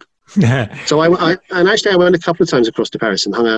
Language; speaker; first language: English; native; English